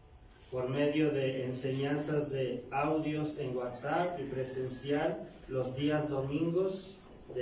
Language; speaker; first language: Spanish; native; Spanish